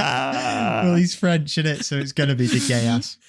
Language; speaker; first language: English; native; English